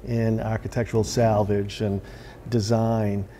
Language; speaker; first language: English; native; English